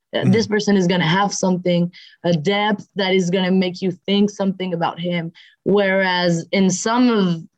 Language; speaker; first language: English; non-native, fluent; French